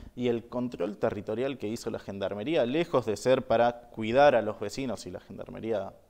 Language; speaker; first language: Spanish; native; Spanish